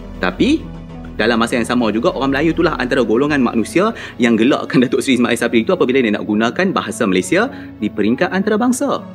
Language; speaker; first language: Malay; native; Malay